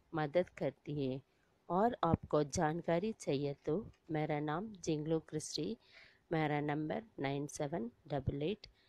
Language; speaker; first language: Hindi; non-native, local second language; Tamil